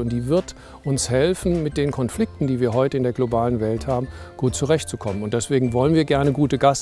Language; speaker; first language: German; native; German